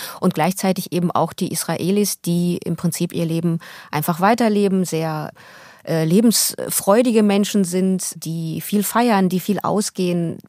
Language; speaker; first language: German; early bilingual, other home language; Russian